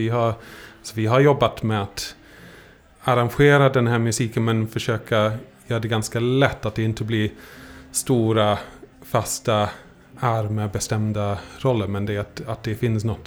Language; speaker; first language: Swedish; non-native, fluent; English